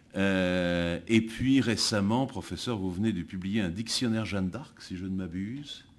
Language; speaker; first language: French; native; French